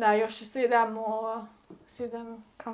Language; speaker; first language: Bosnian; non-native, learner; Chinese